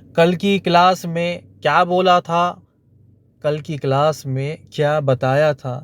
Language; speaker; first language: Urdu; native; Urdu